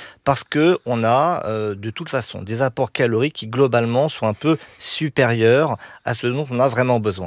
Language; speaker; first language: French; native; French